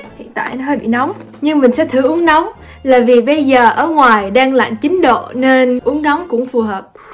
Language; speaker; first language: Vietnamese; early bilingual, other home language; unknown